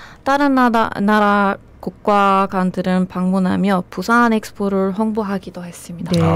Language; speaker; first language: Korean; non-native, fluent; Persian